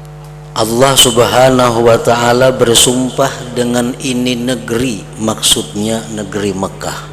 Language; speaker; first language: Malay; non-native, local second language; Banjar